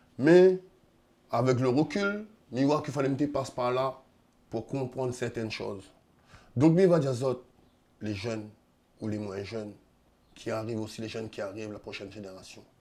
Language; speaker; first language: French; non-native, local second language; Réunion Creole French